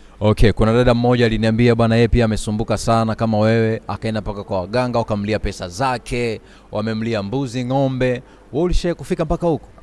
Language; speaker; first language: Swahili; native; Swahili